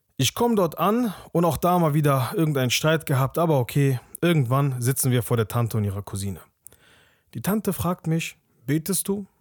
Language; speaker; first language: German; early bilingual, other home language; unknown